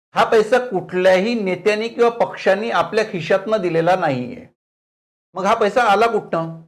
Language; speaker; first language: Marathi; native; Marathi